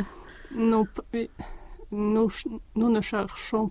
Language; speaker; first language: French; non-native, learner; Swedish